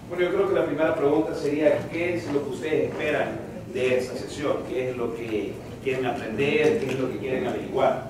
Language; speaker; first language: Spanish; native; Spanish